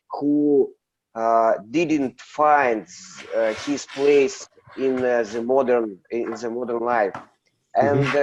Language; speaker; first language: English; non-native, learner; Russian